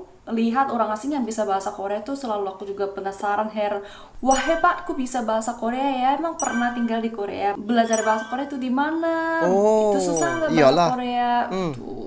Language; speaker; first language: Indonesian; non-native, fluent; Korean